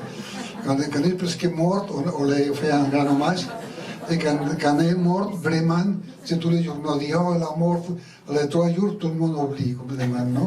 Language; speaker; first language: French; non-native, learner; Spanish